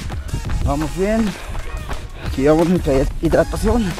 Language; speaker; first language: Spanish; native; Spanish